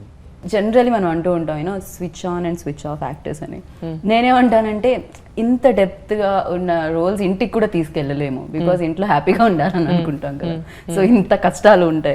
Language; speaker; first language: Telugu; native; Telugu